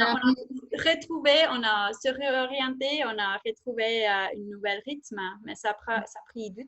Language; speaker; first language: French; non-native, fluent; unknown